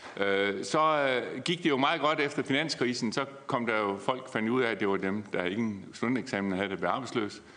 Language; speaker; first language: Danish; native; Danish